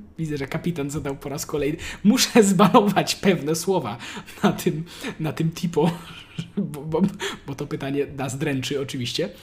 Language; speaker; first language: Polish; native; Polish